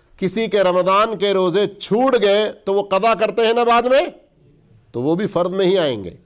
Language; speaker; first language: Urdu; native; Urdu